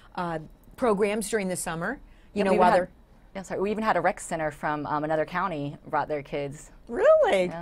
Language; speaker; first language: English; native; English